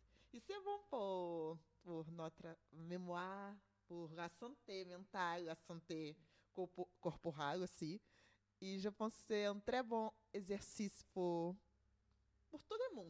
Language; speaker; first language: French; non-native, learner; Portuguese